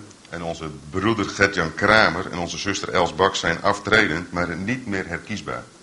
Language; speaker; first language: Dutch; native; Dutch